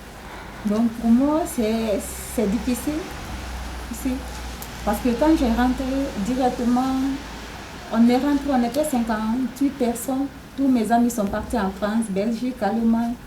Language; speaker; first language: French; non-native, local second language; Susu